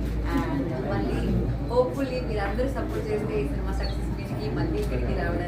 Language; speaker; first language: Telugu; non-native, fluent; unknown